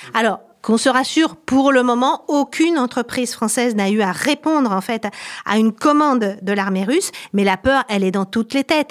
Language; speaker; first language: French; native; French